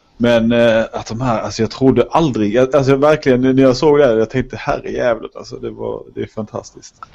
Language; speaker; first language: Swedish; native; Swedish